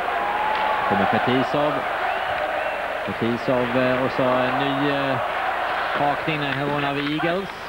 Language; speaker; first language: Swedish; native; Swedish